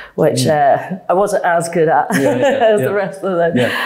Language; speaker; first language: English; native; English